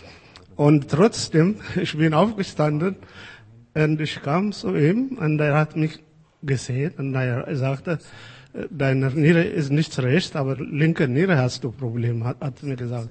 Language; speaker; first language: German; non-native, learner; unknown